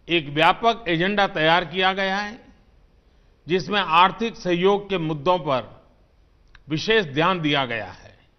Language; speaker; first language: Hindi; non-native, local second language; Gujarati